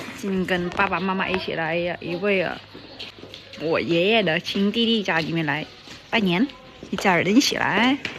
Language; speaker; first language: Chinese; non-native, fluent; Vietnamese